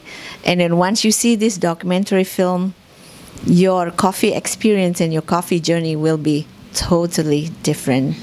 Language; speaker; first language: English; non-native, fluent; Indonesian